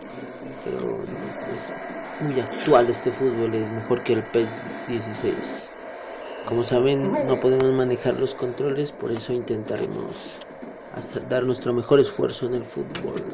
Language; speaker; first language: Spanish; native; Spanish